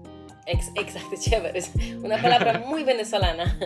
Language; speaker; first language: Spanish; non-native, fluent; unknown